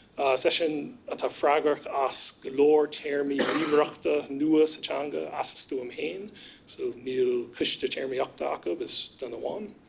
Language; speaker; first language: Irish; non-native, fluent; English